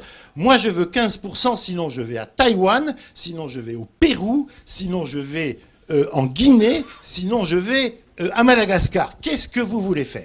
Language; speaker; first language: French; native; French